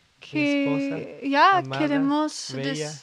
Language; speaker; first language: Spanish; non-native, learner; English